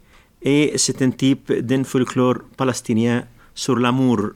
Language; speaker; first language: French; non-native, local second language; Arabic